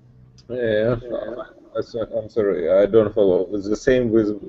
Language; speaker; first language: English; non-native, learner; Russian